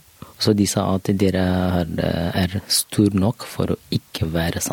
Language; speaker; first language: Norwegian; non-native, learner; Kurdish